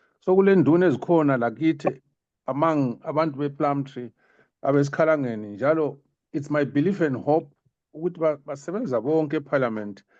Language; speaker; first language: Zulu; native; Zulu